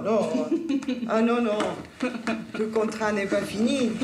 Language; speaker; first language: French; native; French